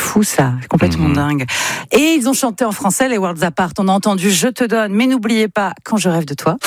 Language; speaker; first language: French; native; French